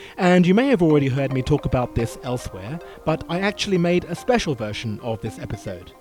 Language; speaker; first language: English; native; English